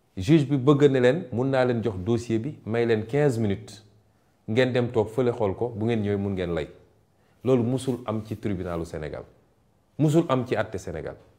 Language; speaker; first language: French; non-native, local second language; Wolof